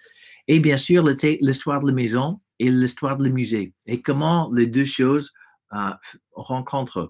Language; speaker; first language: French; non-native, fluent; English